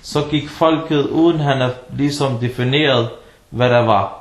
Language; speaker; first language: Danish; early bilingual, other home language; Arabic